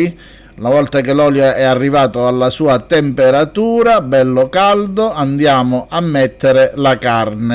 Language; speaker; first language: Italian; native; Italian